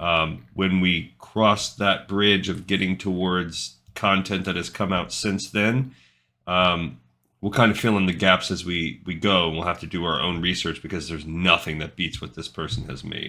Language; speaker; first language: English; native; English